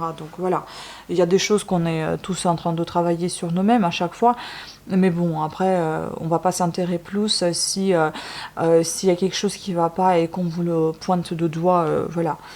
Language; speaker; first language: French; non-native, fluent; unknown